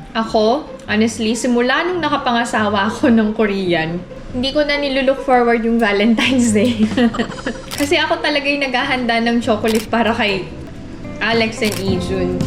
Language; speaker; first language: Filipino; native; Filipino